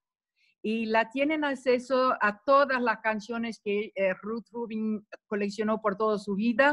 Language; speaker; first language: Spanish; non-native, fluent; Portuguese